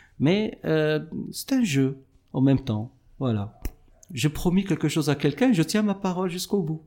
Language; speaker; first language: French; non-native, local second language; Arabic